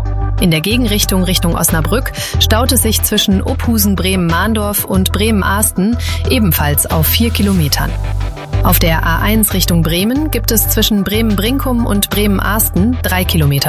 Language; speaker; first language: German; native; German